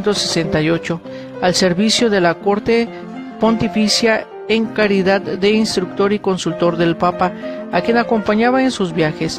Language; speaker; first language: Spanish; native; Spanish